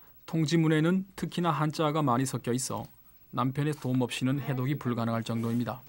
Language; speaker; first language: Korean; native; Korean